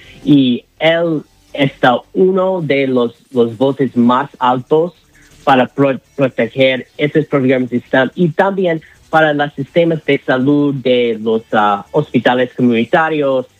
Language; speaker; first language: Spanish; non-native, learner; English